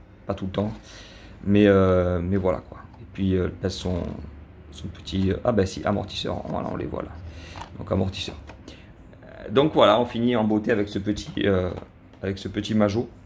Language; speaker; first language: French; native; French